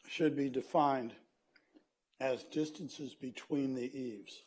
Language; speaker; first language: English; native; English